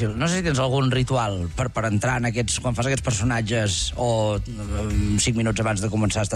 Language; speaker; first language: Catalan; native; Catalan